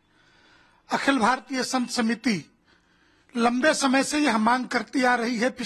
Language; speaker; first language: Hindi; native; Hindi